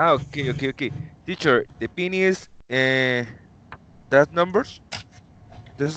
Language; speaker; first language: English; non-native, learner; Spanish